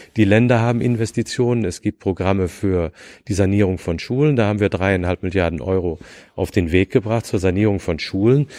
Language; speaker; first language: German; native; German